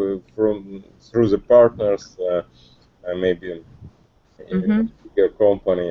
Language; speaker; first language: English; non-native, learner; Russian